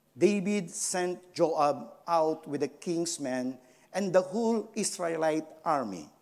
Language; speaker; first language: English; non-native, local second language; Filipino